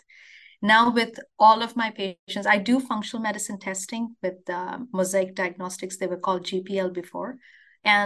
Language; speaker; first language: English; non-native, local second language; Telugu